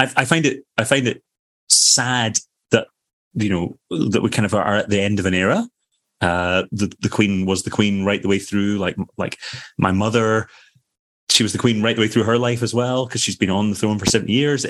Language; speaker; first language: English; native; English